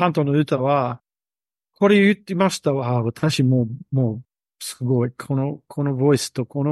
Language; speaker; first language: Japanese; non-native, learner; English